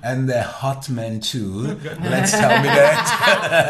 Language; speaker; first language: English; non-native, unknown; Italian